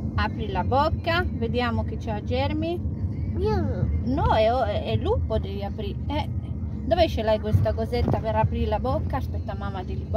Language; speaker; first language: Italian; non-native, learner; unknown